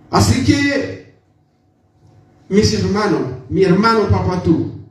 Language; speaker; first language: Spanish; non-native, fluent; Haitian Creole